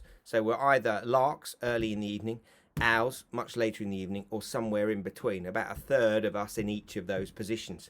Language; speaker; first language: English; native; English